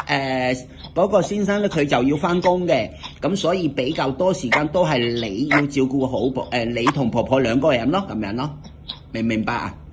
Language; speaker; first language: Cantonese; native; Cantonese